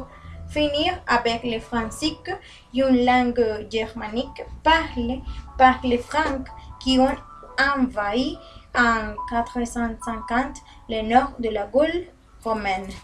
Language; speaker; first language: French; non-native, learner; Spanish